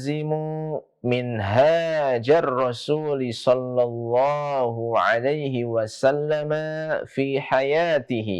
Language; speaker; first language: Arabic; non-native, fluent; Indonesian